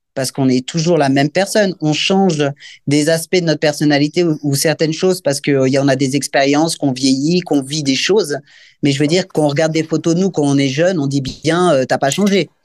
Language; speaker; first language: French; native; French